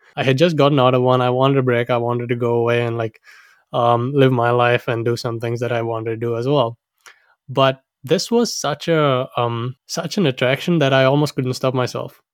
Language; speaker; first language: English; non-native, local second language; Sinhala